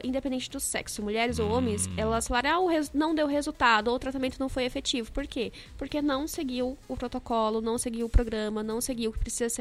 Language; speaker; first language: Portuguese; native; Portuguese